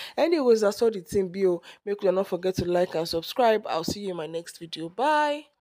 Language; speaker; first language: Nigerian Pidgin; non-native, local second language; Yoruba